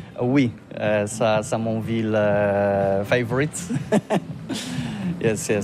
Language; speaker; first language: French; non-native, learner; Polish